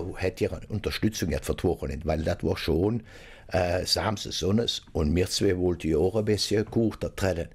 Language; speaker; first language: German; native; German